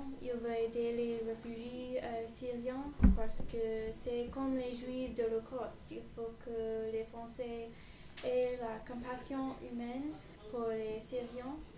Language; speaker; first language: French; non-native, learner; English